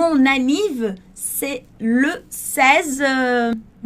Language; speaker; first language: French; non-native, fluent; Portuguese